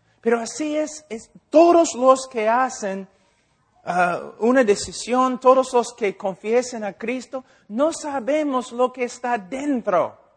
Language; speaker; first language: Spanish; non-native, fluent; English